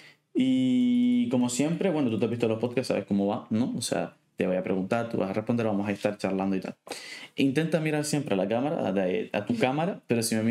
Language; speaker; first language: Spanish; native; Spanish